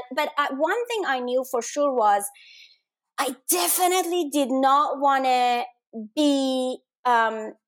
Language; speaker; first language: English; non-native, fluent; Danish